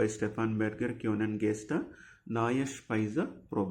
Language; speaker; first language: German; non-native, fluent; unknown